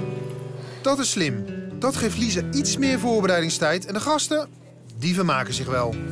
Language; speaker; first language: Dutch; native; Dutch